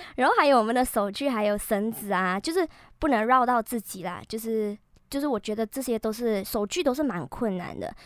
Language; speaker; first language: Chinese; native; Chinese